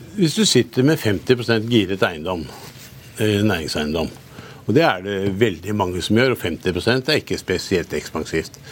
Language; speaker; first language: Norwegian; early bilingual, other home language; German